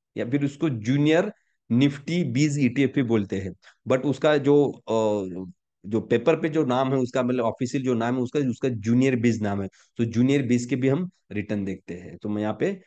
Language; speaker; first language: Hindi; non-native, local second language; Marathi